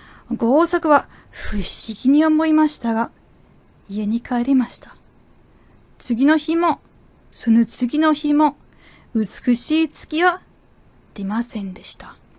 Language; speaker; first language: Japanese; non-native, fluent; German